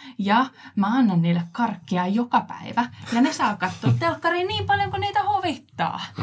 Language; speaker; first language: Finnish; non-native, fluent; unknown